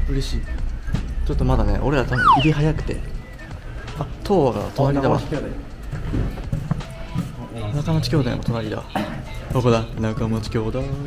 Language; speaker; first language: Japanese; native; Japanese